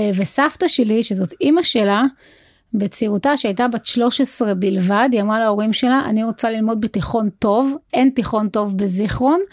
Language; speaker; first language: Hebrew; native; Hebrew